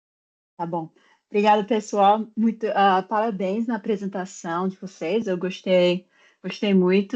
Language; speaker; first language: Portuguese; non-native, fluent; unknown